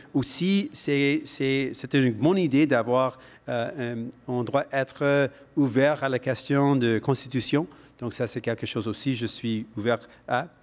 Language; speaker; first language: French; non-native, local second language; English